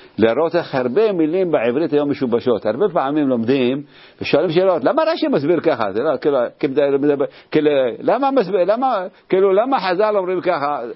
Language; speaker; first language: Hebrew; native; Hebrew